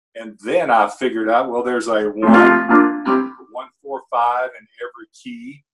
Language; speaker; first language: English; native; English